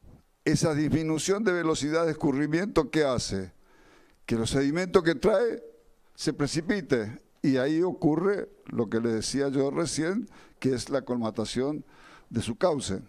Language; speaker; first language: Spanish; native; Spanish